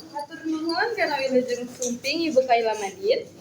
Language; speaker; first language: Sundanese; non-native, learner; Japanese